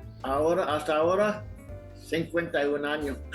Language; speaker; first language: Spanish; non-native, fluent; English